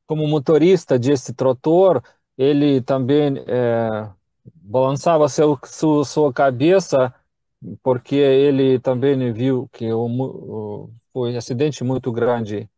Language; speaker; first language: Portuguese; non-native, learner; Russian